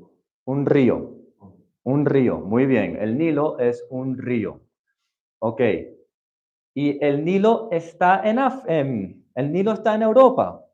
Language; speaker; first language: Spanish; non-native, fluent; English